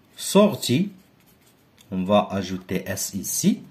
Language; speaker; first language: French; non-native, local second language; Arabic